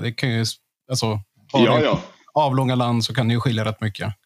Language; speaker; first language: Swedish; native; Swedish